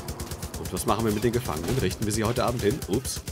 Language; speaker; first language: German; native; German